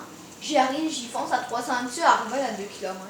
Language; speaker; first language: French; native; French